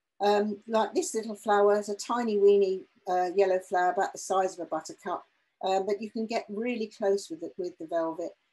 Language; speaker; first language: English; native; English